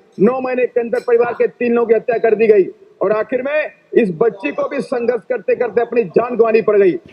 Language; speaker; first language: Hindi; native; Hindi